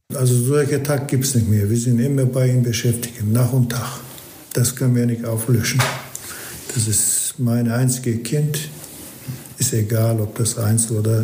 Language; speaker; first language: German; non-native, learner; Turkish